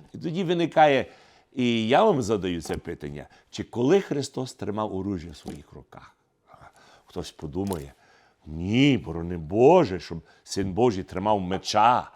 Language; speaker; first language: Ukrainian; early bilingual, heritage; Ukrainian